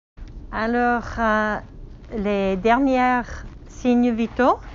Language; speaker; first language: French; non-native, learner; English